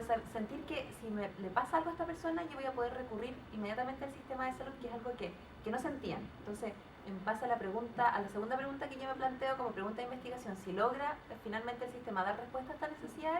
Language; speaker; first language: Spanish; native; Spanish